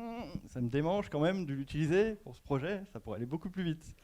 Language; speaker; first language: French; native; French